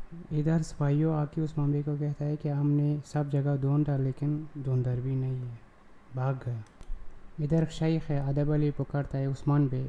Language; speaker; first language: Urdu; non-native, local second language; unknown